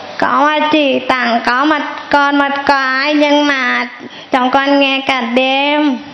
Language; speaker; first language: Vietnamese; non-native, local second language; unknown